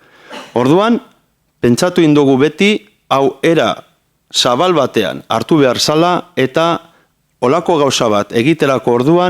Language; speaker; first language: Basque; native; Basque